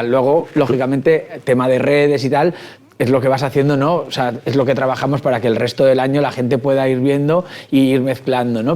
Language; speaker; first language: Spanish; native; Spanish